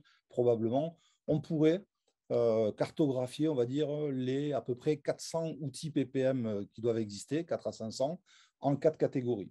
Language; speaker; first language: French; native; French